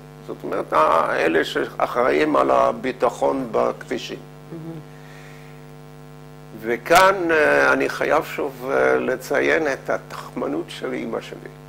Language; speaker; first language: Hebrew; non-native, fluent; Dutch